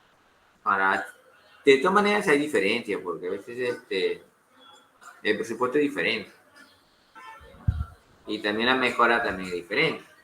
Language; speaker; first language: Spanish; native; Spanish